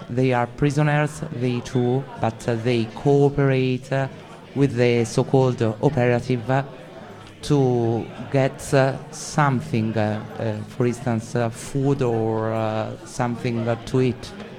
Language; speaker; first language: English; non-native, fluent; Italian